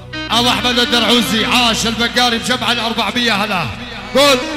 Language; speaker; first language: Arabic; native; Arabic